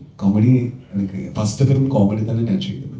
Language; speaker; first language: Malayalam; non-native, learner; Kannada